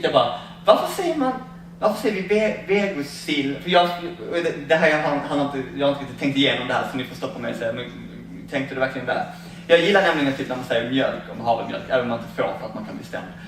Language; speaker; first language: Swedish; native; Swedish